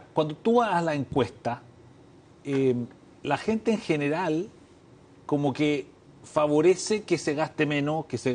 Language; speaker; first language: Spanish; native; Spanish